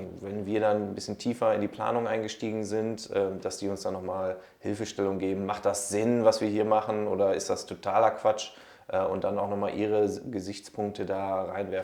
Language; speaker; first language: German; native; German